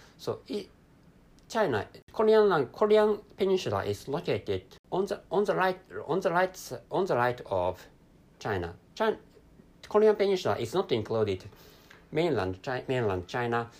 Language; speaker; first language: English; non-native, fluent; Japanese